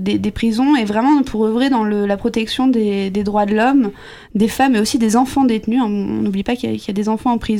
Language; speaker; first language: French; native; French